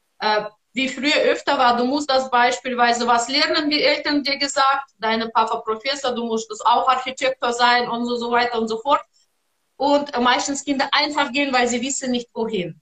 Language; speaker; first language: German; non-native, learner; Russian